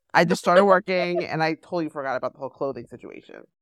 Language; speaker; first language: English; native; English